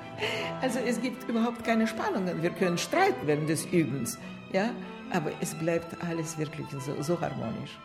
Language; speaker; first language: German; non-native, fluent; Russian